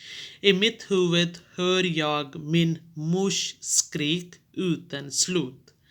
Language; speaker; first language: Swedish; non-native, fluent; Urdu